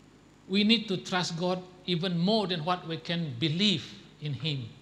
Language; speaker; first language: English; non-native, local second language; Malay